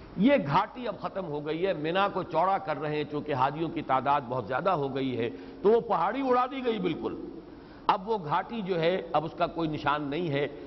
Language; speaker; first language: Urdu; native; Urdu